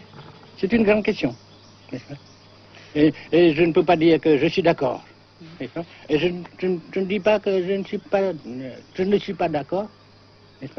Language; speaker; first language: French; non-native, fluent; Vietnamese